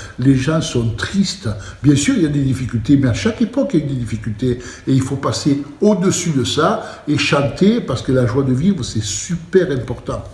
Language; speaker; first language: French; early bilingual, other home language; Italian